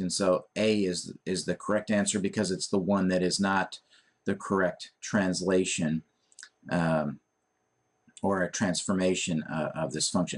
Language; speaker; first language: English; native; English